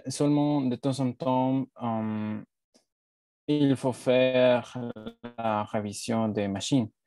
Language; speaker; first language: French; non-native, learner; Spanish